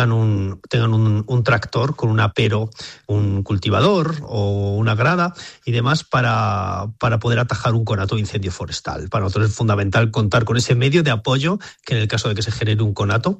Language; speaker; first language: Spanish; native; Spanish